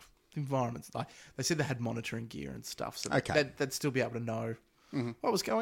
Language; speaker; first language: English; native; English